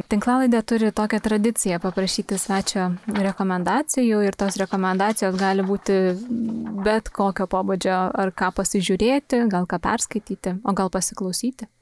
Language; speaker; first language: Lithuanian; native; Lithuanian